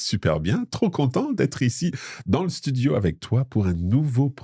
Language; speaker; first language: French; non-native, fluent; English